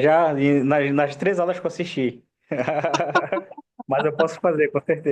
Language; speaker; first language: Portuguese; native; Portuguese